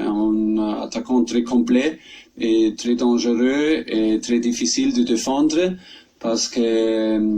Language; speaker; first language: French; non-native, learner; German